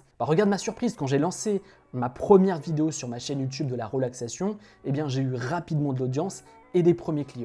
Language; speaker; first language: French; native; French